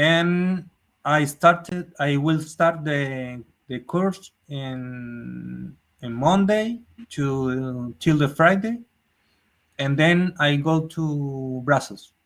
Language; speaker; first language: English; non-native, learner; Spanish